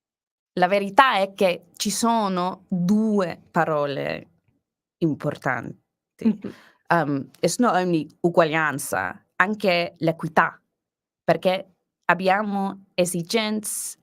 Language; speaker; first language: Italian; non-native, learner; English